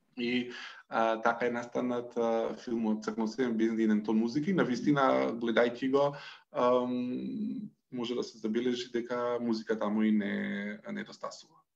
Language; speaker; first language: Macedonian; native; Macedonian